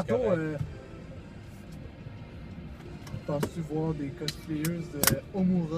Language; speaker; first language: French; native; French